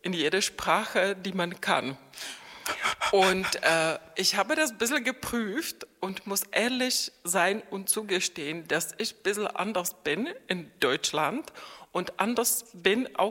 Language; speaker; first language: German; non-native, fluent; Czech